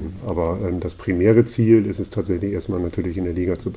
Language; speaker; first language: German; native; German